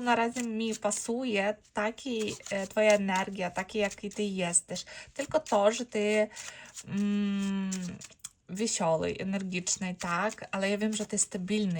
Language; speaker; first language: Polish; non-native, fluent; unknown